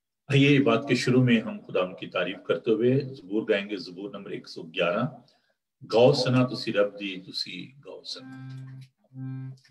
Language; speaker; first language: Urdu; non-native, local second language; Punjabi